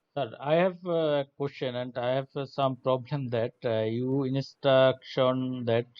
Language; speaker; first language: English; non-native, learner; Bangla